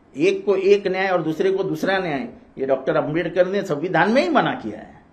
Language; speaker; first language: Hindi; non-native, local second language; Marathi